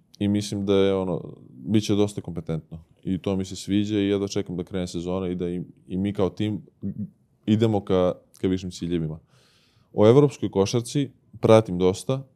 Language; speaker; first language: Serbian; native; Serbian